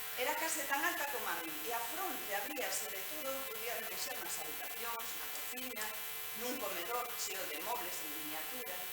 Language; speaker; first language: Galician; native; Galician